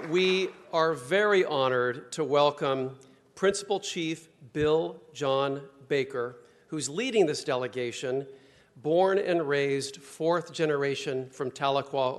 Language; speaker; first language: English; native; English